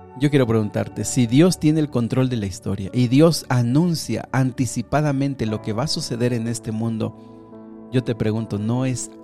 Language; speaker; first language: Spanish; native; Spanish